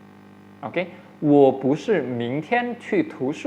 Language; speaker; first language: Chinese; non-native, fluent; Indonesian